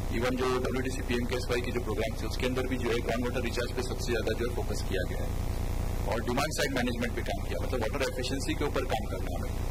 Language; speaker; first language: Hindi; non-native, local second language; Marathi